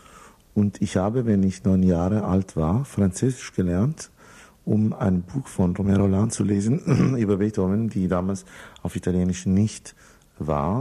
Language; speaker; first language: German; non-native, fluent; Italian